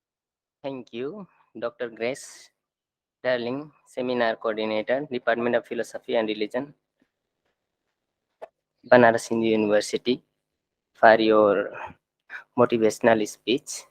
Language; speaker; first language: English; non-native, fluent; Thai